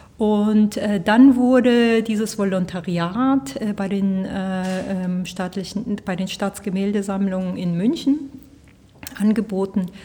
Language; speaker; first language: German; early bilingual, heritage; Spanish